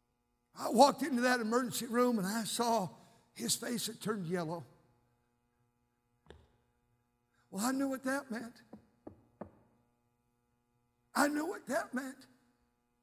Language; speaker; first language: English; native; English